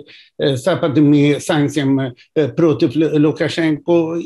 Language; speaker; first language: Russian; non-native, fluent; Swedish